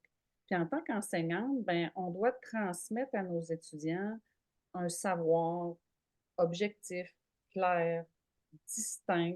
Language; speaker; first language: French; native; French